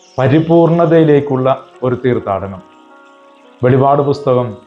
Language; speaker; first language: Malayalam; native; Malayalam